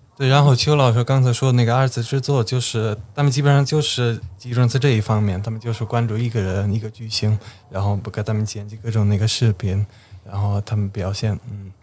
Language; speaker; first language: Chinese; non-native, fluent; Slovenian